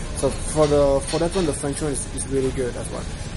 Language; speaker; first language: English; non-native, fluent; French